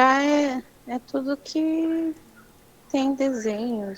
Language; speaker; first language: Portuguese; native; Portuguese